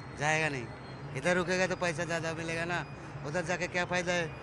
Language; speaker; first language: Hindi; non-native, local second language; Bangla